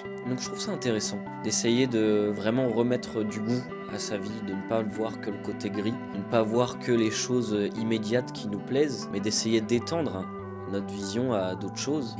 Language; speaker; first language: French; native; French